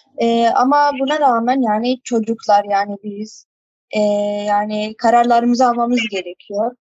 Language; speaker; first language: Turkish; early bilingual, other home language; Arabic